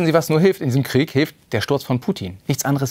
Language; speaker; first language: German; native; German